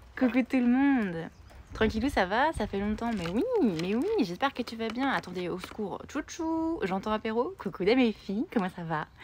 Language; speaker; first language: French; native; French